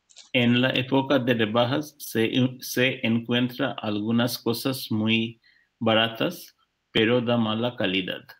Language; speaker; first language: Spanish; non-native, learner; English